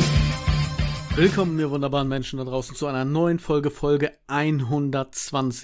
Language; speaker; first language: German; native; German